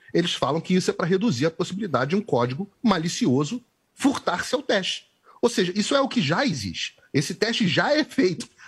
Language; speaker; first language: Portuguese; native; Portuguese